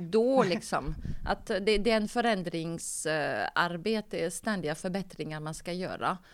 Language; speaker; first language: Swedish; non-native, fluent; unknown